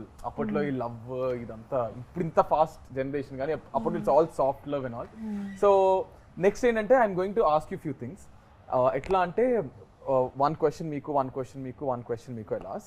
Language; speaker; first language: Telugu; native; Telugu